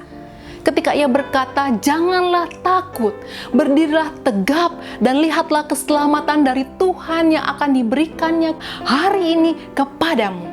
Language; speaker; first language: Indonesian; native; Indonesian